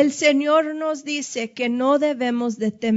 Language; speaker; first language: Spanish; non-native, fluent; English